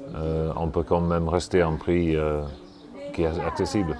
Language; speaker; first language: French; non-native, fluent; English